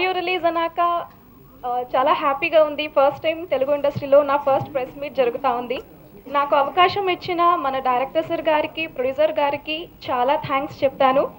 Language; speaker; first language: Telugu; non-native, learner; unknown